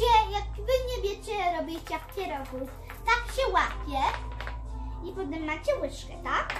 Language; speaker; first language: Polish; early bilingual, heritage; Polish